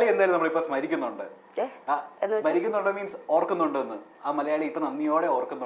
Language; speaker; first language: Malayalam; native; Malayalam